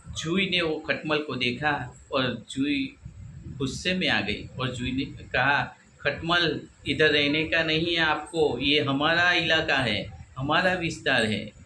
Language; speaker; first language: Hindi; non-native, local second language; Gujarati